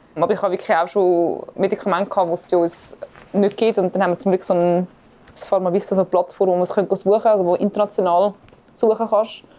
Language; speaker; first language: German; native; German